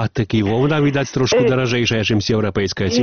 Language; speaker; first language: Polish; non-native, local second language; Belarusian